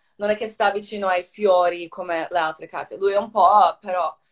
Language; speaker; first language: Italian; non-native, fluent; Croatian